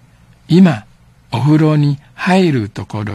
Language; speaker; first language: Japanese; non-native, fluent; Min Nan Chinese